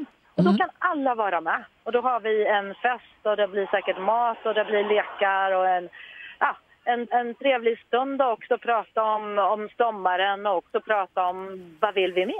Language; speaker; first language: Swedish; native; Swedish